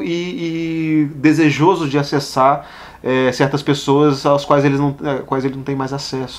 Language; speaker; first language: Portuguese; native; Portuguese